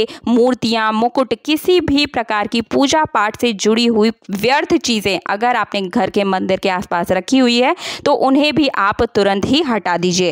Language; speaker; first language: Hindi; native; Hindi